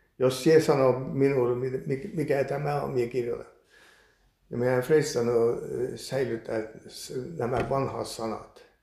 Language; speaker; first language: Finnish; early bilingual, heritage; Finnish